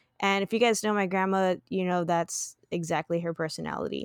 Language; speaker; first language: English; early bilingual, other home language; Spanish